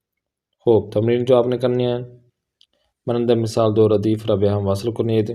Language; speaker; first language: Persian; non-native, fluent; Urdu